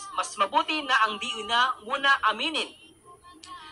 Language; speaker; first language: Filipino; native; Filipino